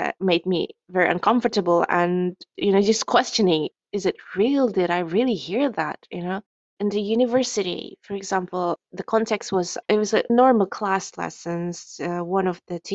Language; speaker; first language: English; non-native, fluent; Indonesian